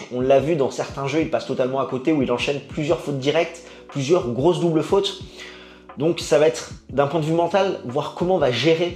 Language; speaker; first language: French; native; French